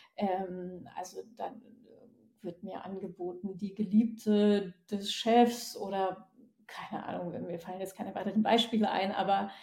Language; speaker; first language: German; native; German